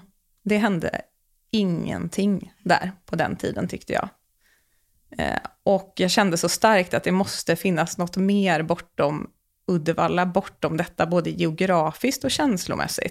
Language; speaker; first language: Swedish; native; Swedish